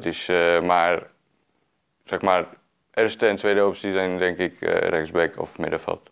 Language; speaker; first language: Dutch; non-native, fluent; Czech